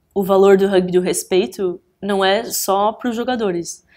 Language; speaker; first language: Portuguese; early bilingual, heritage; English